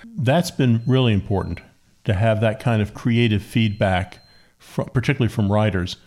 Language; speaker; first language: English; native; English